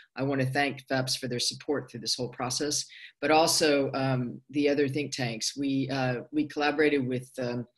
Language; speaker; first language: English; native; English